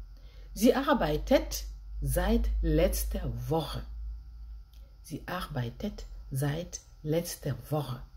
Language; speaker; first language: German; non-native, fluent; French